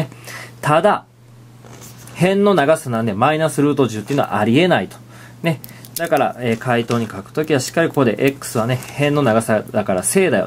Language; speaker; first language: Japanese; native; Japanese